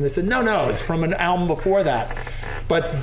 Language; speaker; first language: English; native; English